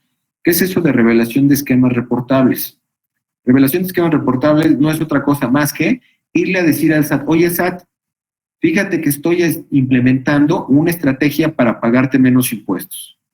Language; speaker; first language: Spanish; native; Spanish